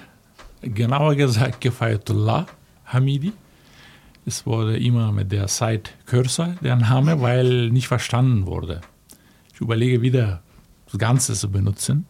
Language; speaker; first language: German; non-native, fluent; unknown